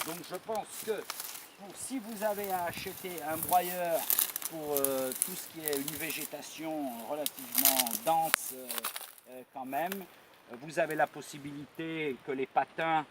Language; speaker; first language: French; native; French